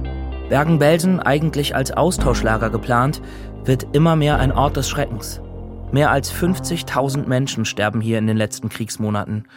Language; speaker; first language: German; native; German